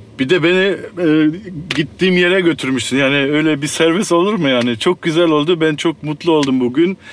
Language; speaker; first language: Turkish; early bilingual, heritage; Turkish